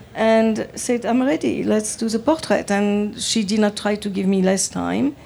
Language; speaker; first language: English; non-native, fluent; French